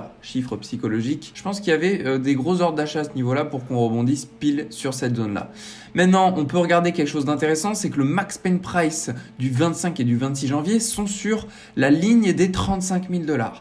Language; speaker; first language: French; native; French